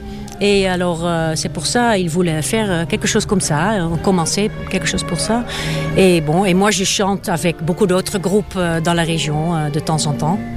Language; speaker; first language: French; non-native, fluent; Dutch